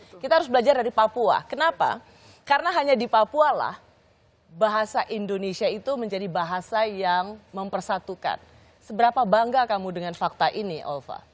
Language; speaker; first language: Indonesian; native; Indonesian